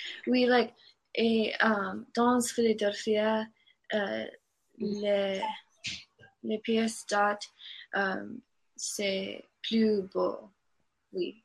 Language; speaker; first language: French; non-native, learner; English